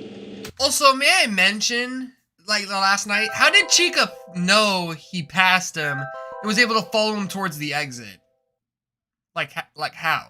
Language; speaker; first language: English; native; English